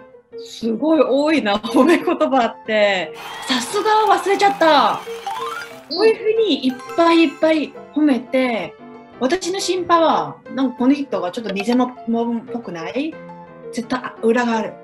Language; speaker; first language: Japanese; non-native, fluent; Cantonese